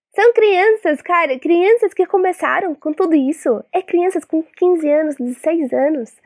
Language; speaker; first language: Portuguese; non-native, fluent; Arabic